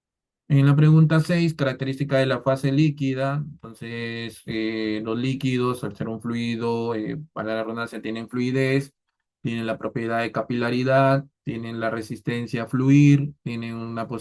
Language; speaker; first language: Spanish; native; Spanish